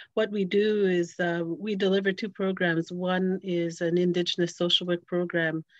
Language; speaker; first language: English; native; English